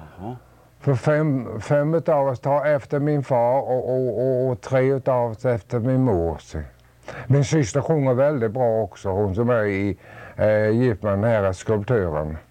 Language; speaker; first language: Swedish; native; Swedish